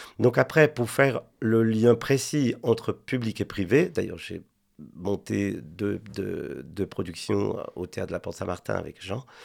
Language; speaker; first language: French; non-native, fluent; Spanish